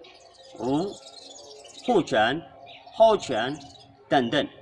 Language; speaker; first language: Chinese; non-native, learner; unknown